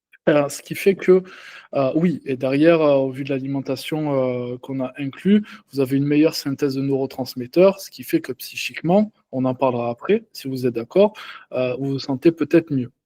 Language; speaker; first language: French; native; French